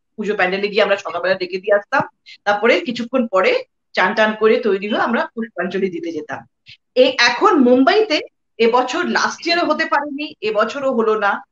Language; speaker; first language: Bangla; early bilingual, heritage; Bangla